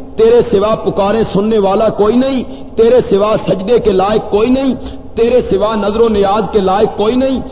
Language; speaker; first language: Urdu; non-native, local second language; Punjabi